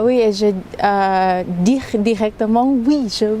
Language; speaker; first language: French; non-native, learner; Thai